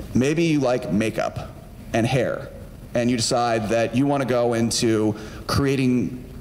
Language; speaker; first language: English; native; English